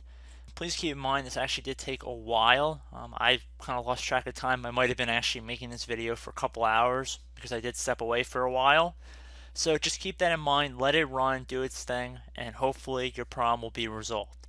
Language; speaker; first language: English; native; English